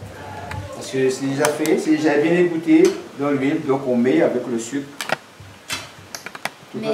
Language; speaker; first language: French; native; French